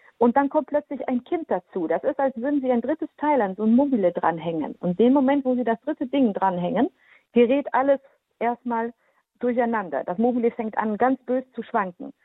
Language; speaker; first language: German; early bilingual, heritage; German